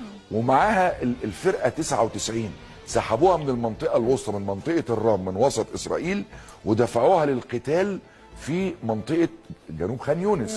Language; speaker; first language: Arabic; native; Arabic